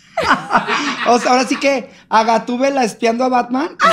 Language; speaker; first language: Spanish; native; Spanish